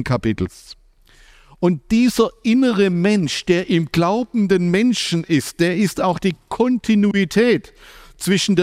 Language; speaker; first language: German; native; German